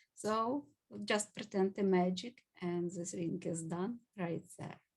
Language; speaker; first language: English; non-native, fluent; Ukrainian